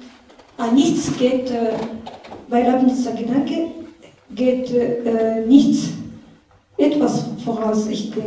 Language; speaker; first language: German; non-native, learner; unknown